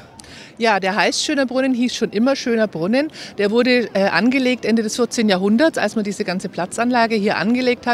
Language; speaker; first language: German; native; German